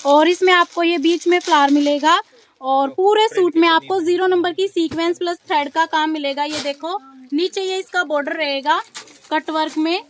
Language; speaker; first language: Hindi; native; Hindi